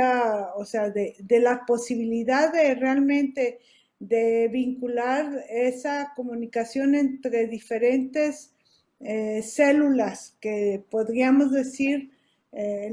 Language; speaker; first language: Spanish; native; Spanish